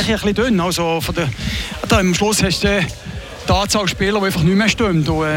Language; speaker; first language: German; native; German